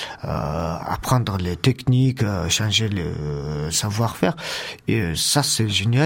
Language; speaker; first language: French; non-native, learner; Mongolian